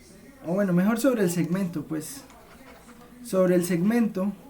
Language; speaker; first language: Spanish; native; Spanish